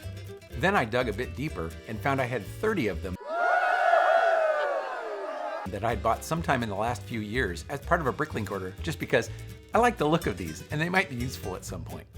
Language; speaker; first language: English; native; English